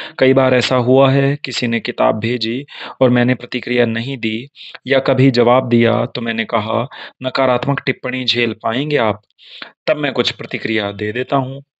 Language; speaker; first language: Hindi; native; Hindi